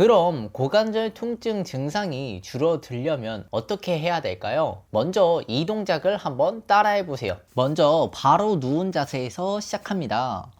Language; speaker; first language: Korean; native; Korean